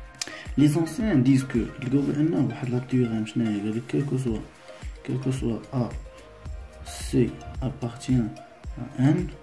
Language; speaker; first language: French; non-native, local second language; Arabic